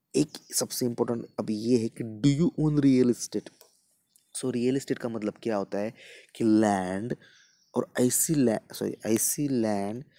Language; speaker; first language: Hindi; non-native, local second language; Marathi